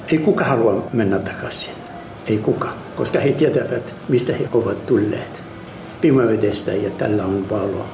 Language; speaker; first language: Finnish; non-native, learner; Arabic